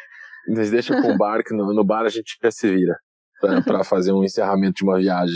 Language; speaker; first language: Portuguese; native; Portuguese